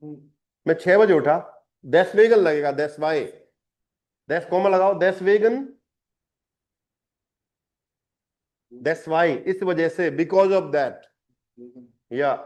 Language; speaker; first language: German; non-native, fluent; Hindi